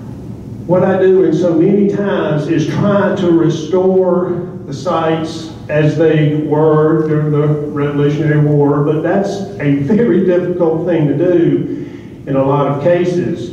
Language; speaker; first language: English; native; English